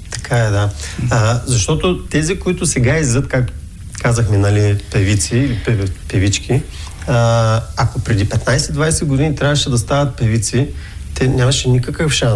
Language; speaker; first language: Bulgarian; native; Bulgarian